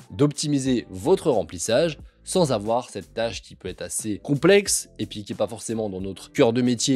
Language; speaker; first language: French; native; French